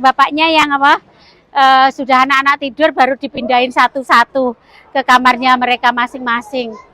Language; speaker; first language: Indonesian; native; Indonesian